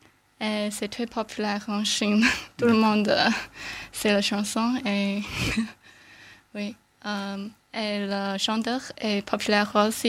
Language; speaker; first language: French; non-native, learner; Chinese